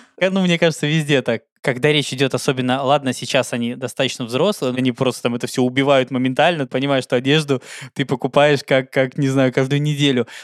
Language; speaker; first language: Russian; native; Russian